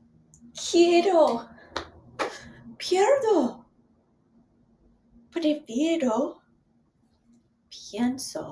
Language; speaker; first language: Spanish; non-native, fluent; English